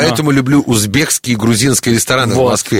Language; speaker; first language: Russian; native; Russian